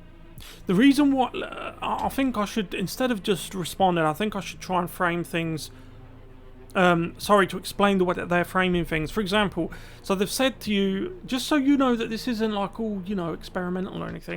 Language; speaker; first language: English; native; English